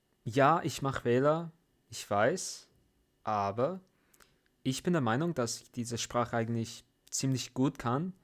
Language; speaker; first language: German; non-native, fluent; English